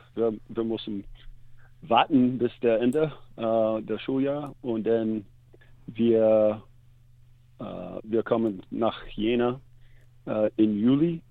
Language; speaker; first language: German; non-native, learner; English